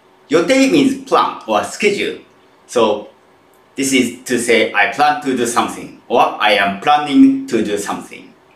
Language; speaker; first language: English; non-native, fluent; Japanese